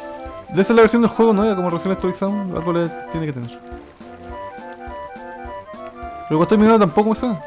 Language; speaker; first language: Spanish; native; Spanish